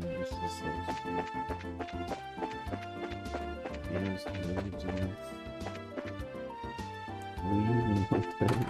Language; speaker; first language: German; native; German